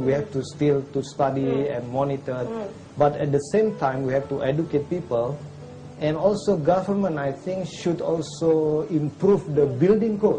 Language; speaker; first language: English; non-native, fluent; Indonesian